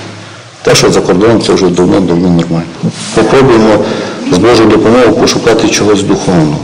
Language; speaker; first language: Ukrainian; native; Ukrainian